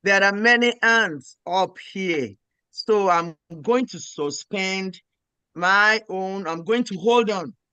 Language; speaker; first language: English; non-native, local second language; Yoruba